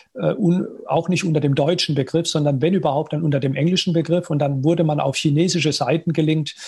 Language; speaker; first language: German; native; German